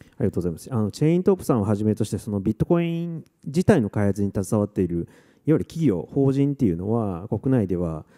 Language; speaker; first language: Japanese; native; Japanese